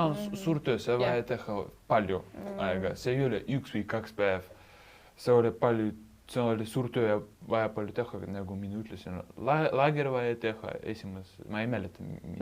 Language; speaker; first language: Estonian; non-native, local second language; Russian